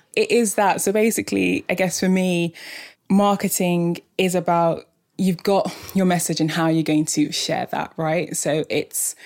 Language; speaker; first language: English; native; English